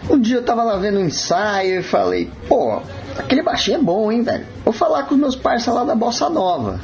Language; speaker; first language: Portuguese; native; Portuguese